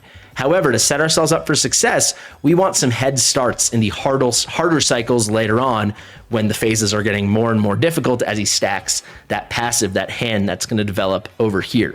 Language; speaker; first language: English; native; English